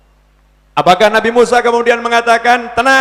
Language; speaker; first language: Indonesian; native; Indonesian